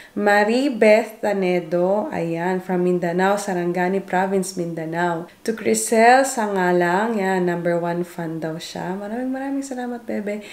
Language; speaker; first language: Filipino; native; Filipino